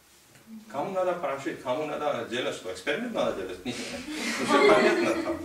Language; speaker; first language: Russian; non-native, learner; Hindi